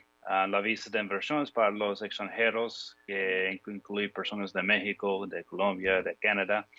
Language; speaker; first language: Spanish; non-native, fluent; English